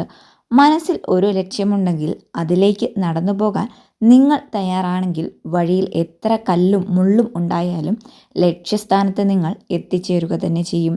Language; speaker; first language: Malayalam; native; Malayalam